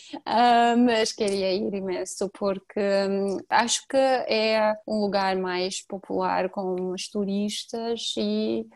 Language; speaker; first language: Portuguese; non-native, fluent; Georgian